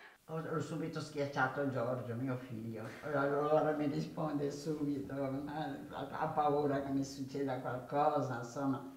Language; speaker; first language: Italian; native; Italian